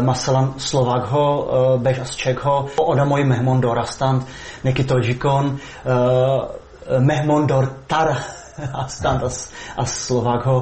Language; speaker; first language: Persian; non-native, fluent; Czech